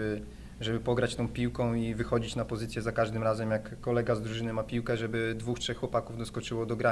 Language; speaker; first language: Polish; native; Polish